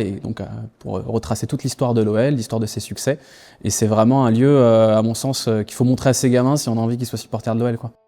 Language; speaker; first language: French; native; French